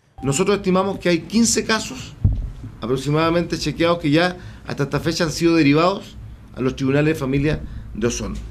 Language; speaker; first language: Spanish; native; Spanish